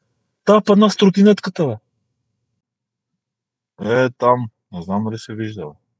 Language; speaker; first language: Bulgarian; native; Bulgarian